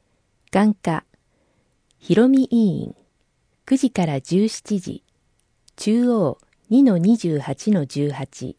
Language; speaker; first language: Japanese; native; Japanese